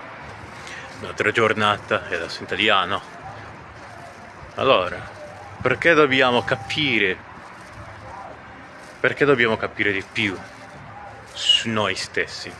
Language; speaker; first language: Italian; non-native, fluent; Portuguese